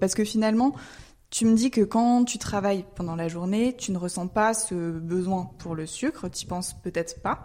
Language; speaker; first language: French; native; French